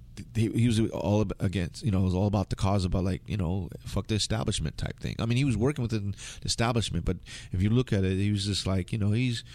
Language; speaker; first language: English; native; English